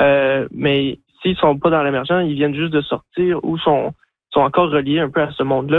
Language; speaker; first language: French; native; French